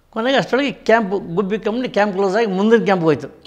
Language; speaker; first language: Kannada; native; Kannada